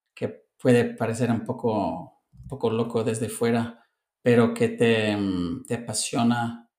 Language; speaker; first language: Spanish; non-native, fluent; English